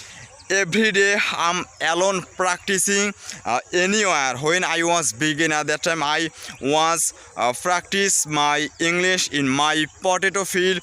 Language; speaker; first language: English; non-native, learner; Bangla